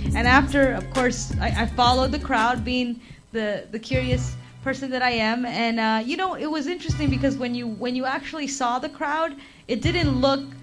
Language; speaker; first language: English; early bilingual, other home language; Spanish